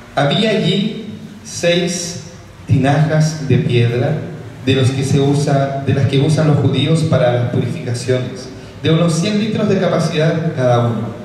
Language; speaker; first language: Spanish; native; Spanish